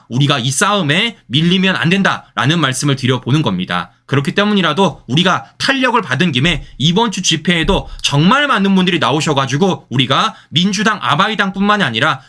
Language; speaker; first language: Korean; native; Korean